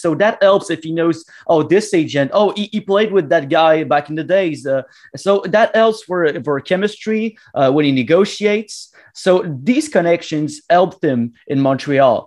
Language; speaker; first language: English; non-native, fluent; French